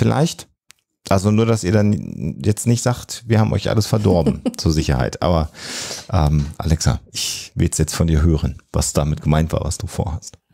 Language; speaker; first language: German; native; German